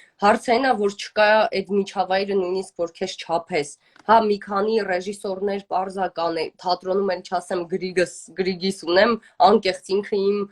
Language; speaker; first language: Armenian; native; Armenian